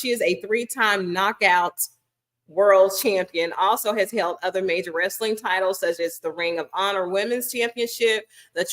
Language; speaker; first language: English; native; English